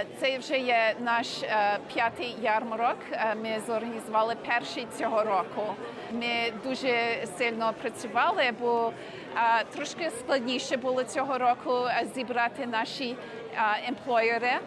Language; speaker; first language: Ukrainian; early bilingual, heritage; Ukrainian